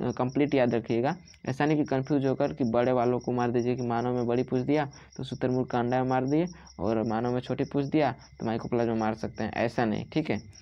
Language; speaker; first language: Hindi; native; Hindi